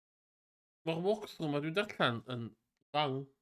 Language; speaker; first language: Dutch; non-native, learner; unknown